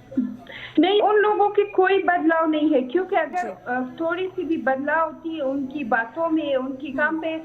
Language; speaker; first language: Hindi; non-native, fluent; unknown